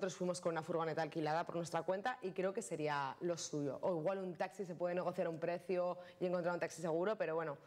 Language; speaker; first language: Spanish; native; Spanish